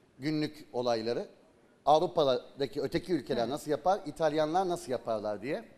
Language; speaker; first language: Turkish; native; Turkish